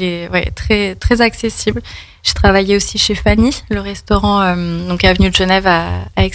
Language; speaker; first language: French; native; French